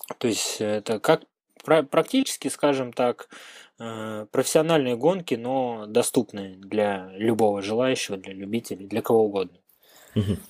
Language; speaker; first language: Russian; native; Russian